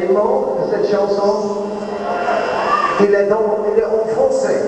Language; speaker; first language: French; non-native, learner; English